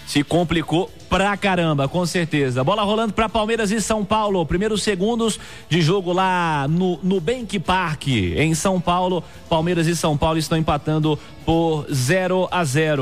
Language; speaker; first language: Portuguese; native; Portuguese